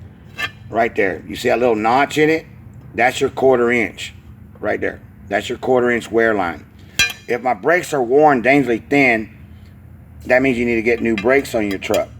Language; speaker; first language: English; native; English